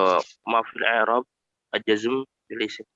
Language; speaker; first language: Arabic; non-native, learner; Indonesian